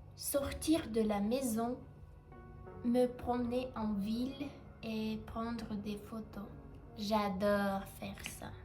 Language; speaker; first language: French; non-native, learner; Russian